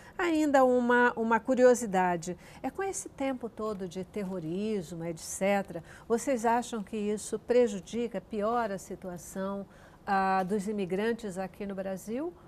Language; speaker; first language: Portuguese; native; Portuguese